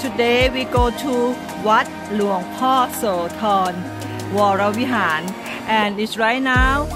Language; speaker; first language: English; non-native, learner; Thai